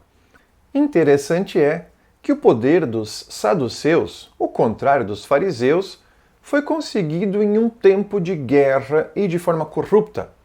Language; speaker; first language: Portuguese; native; Portuguese